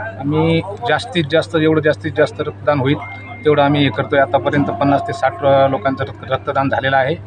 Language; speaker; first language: Marathi; non-native, local second language; Lambadi